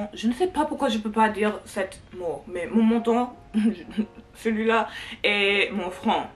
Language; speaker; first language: French; non-native, learner; English